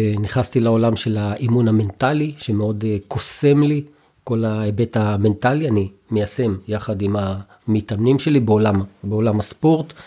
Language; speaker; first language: Hebrew; native; Hebrew